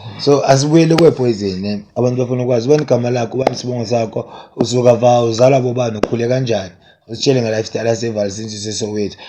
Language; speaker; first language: Zulu; native; Zulu